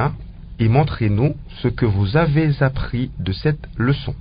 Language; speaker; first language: French; non-native, local second language; Lingala